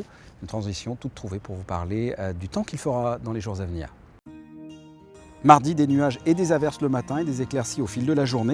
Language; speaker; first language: French; native; French